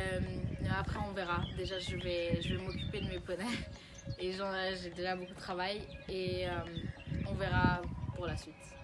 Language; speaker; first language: French; early bilingual, other home language; Italian